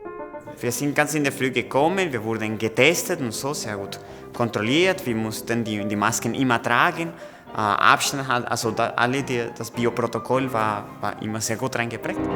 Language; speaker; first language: German; non-native, fluent; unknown